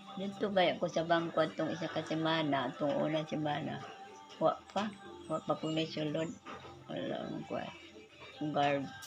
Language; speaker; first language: Cebuano; non-native, local second language; Hiligaynon